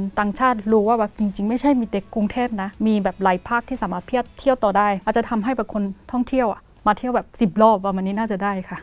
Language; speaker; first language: Thai; non-native, fluent; Korean